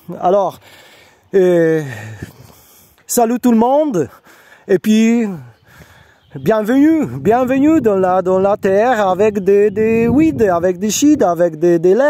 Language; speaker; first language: French; non-native, learner; Polish